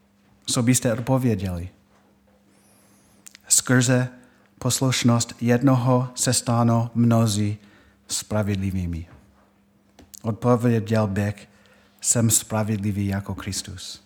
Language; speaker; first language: Czech; non-native, fluent; English